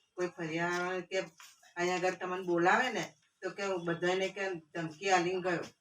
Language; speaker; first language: Gujarati; native; Gujarati